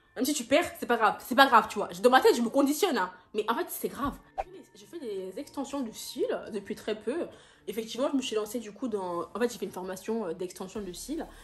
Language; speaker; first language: French; native; French